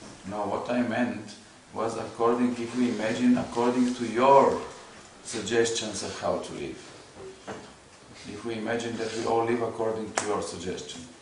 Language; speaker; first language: English; non-native, fluent; Bulgarian